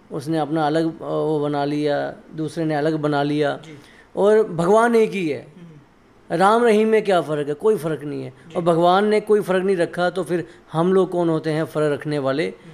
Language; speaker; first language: Hindi; native; Hindi